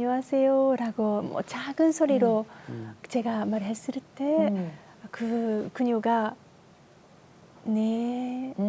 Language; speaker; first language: Korean; non-native, learner; Japanese